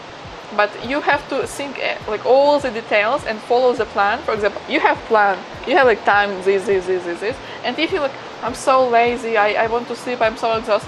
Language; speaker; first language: English; non-native, fluent; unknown